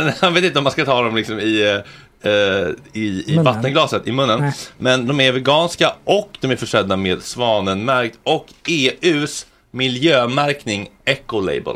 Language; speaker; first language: Swedish; native; Swedish